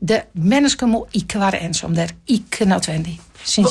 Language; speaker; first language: Norwegian; non-native, fluent; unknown